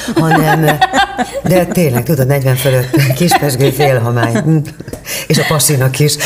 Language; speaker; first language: Hungarian; native; Hungarian